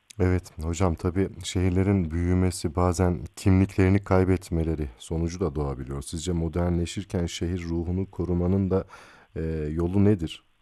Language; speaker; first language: Turkish; native; Turkish